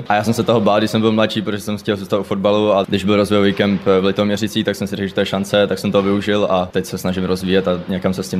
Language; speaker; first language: Czech; native; Czech